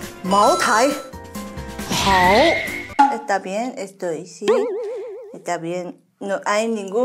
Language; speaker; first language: Spanish; non-native, learner; Korean